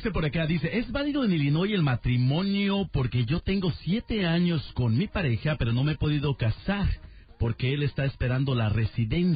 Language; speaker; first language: Spanish; native; Spanish